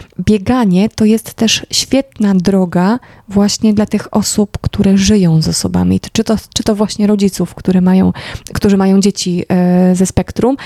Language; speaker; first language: Polish; native; Polish